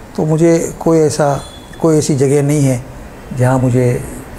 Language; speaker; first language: Hindi; non-native, local second language; Gujarati